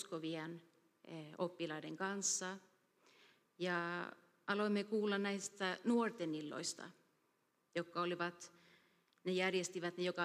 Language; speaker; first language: Finnish; early bilingual, heritage; Finnish